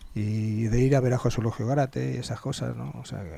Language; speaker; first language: Spanish; native; Spanish